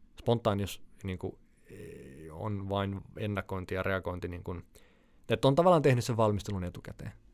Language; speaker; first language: Finnish; native; Finnish